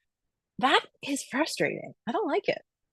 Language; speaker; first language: English; native; English